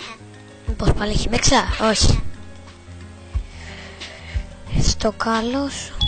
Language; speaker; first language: Greek; native; Greek